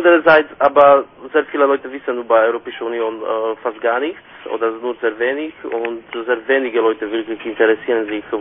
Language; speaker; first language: German; non-native, fluent; Slovak